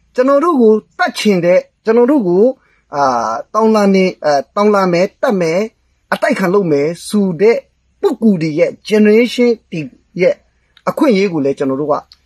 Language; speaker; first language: Burmese; non-native, local second language; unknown